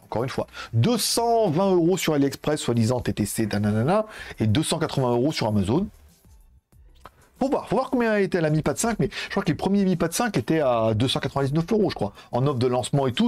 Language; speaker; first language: French; native; French